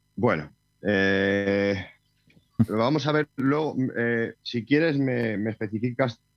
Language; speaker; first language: Spanish; native; Spanish